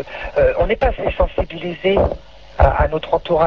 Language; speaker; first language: French; native; French